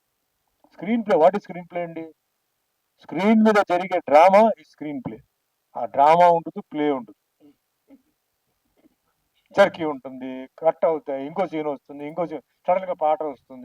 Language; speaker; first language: Telugu; native; Telugu